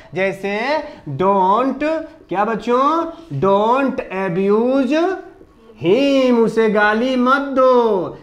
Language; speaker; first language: Hindi; native; Hindi